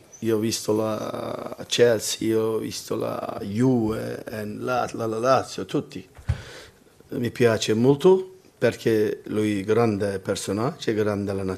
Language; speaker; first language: Italian; non-native, learner; Turkish